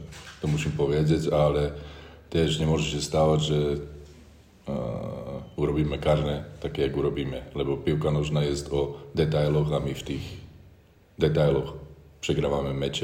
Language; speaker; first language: Polish; non-native, learner; Slovak